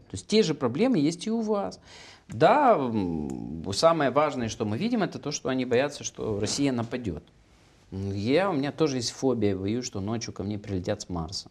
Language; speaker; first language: Russian; native; Russian